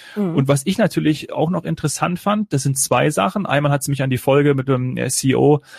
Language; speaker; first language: German; native; German